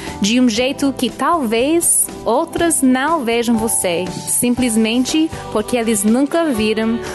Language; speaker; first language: Portuguese; non-native, fluent; English